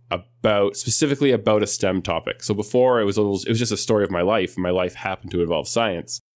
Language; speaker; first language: English; native; English